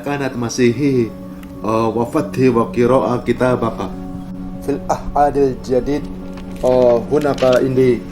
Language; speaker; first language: Arabic; non-native, learner; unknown